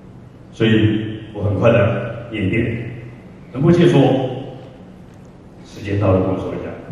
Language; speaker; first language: Chinese; native; Chinese